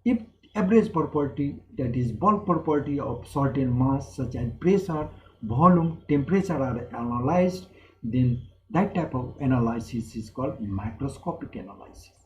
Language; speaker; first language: English; non-native, local second language; Nepali